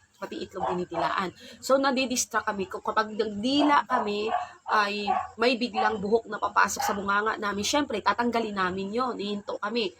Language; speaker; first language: Filipino; non-native, local second language; Hiligaynon